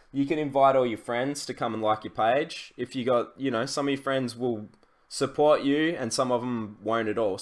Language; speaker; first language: English; native; English